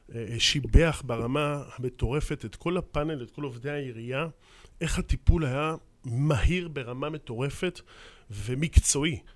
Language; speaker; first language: Hebrew; native; Hebrew